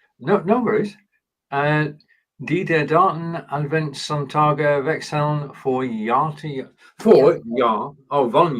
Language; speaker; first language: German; non-native, learner; English